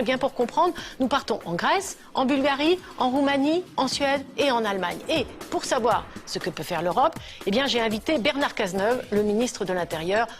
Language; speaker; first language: French; native; French